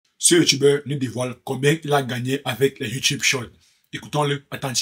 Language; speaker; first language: French; native; French